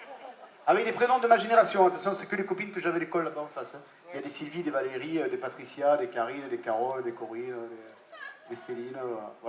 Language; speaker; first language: French; native; French